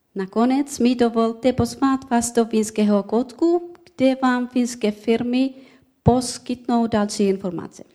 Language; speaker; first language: Czech; non-native, learner; Finnish